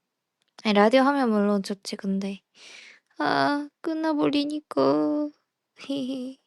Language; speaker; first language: Korean; non-native, fluent; Japanese